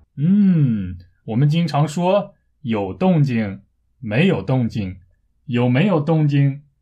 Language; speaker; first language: Chinese; native; Chinese